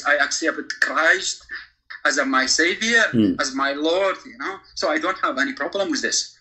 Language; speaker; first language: English; non-native, fluent; Kurdish